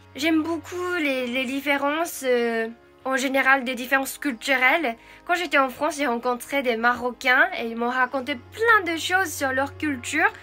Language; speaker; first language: French; non-native, fluent; Japanese